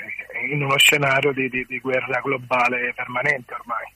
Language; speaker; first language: Italian; native; Italian